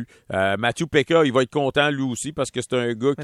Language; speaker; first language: French; native; French